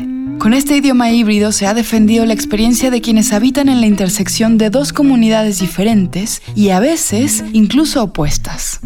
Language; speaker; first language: Spanish; native; Spanish